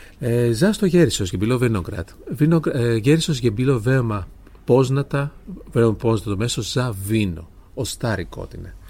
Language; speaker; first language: Serbian; non-native, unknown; Greek